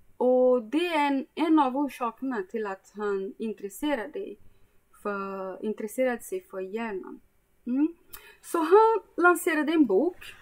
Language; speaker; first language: Swedish; non-native, fluent; Portuguese